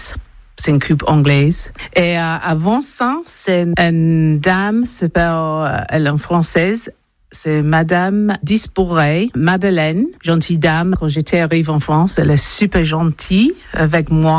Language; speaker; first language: French; non-native, learner; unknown